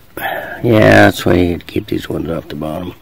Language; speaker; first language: English; native; English